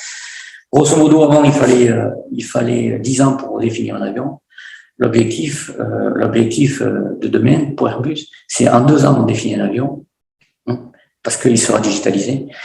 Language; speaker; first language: French; native; French